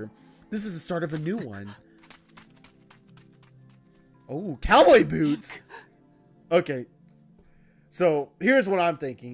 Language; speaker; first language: English; native; English